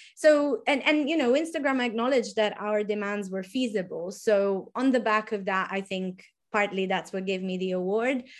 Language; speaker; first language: English; non-native, fluent; Italian